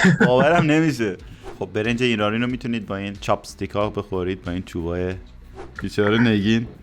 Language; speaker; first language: Persian; native; Persian